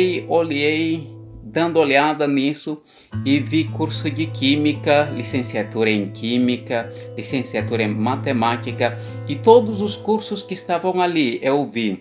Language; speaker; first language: Portuguese; non-native, local second language; Upper Guinea Crioulo